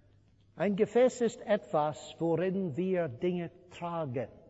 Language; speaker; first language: German; non-native, fluent; English